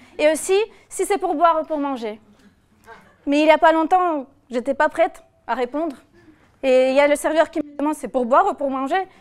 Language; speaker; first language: French; non-native, fluent; Russian